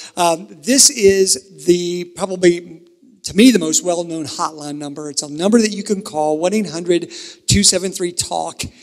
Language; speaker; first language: English; native; English